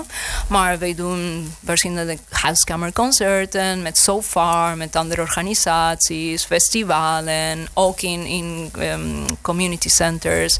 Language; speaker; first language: Dutch; non-native, learner; Spanish